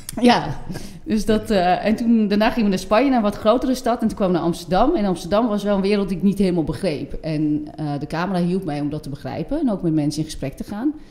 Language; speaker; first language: Dutch; non-native, fluent; French